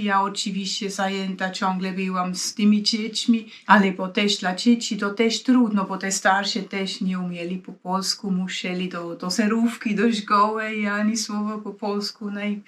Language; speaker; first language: Polish; non-native, fluent; Swiss German